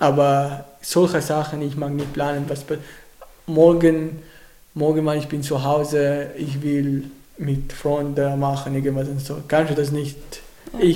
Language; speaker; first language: German; non-native, learner; Arabic